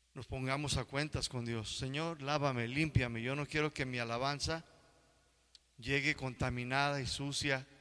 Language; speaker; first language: Spanish; early bilingual, heritage; Spanish